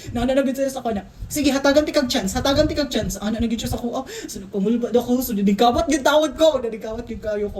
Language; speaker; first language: Cebuano; non-native, local second language; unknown